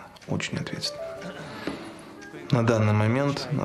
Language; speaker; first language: Russian; native; Russian